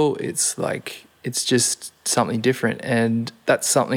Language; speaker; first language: English; native; English